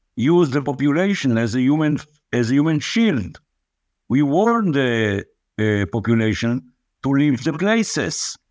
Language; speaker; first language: English; non-native, fluent; Hebrew